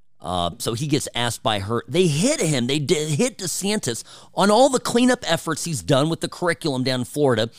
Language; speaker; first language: English; early bilingual, other home language; Czech